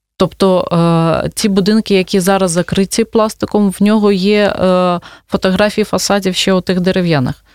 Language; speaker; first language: Ukrainian; non-native, local second language; Russian